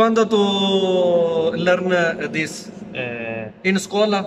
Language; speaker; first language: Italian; non-native, learner; Urdu